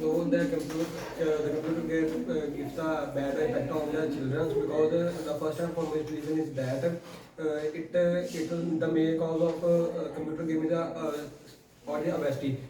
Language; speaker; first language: English; non-native, learner; Punjabi